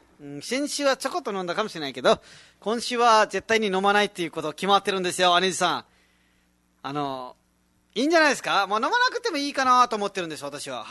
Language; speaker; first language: Japanese; non-native, fluent; Nepali